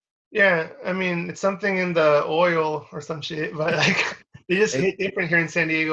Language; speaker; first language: English; early bilingual, other home language; Spanish